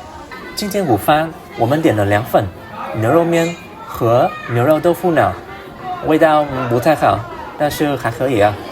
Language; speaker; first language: Chinese; non-native, learner; Vietnamese